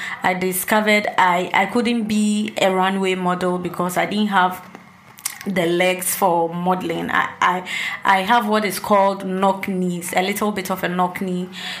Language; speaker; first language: English; non-native, local second language; Ewe